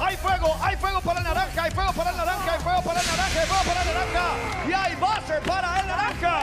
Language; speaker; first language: Spanish; native; Spanish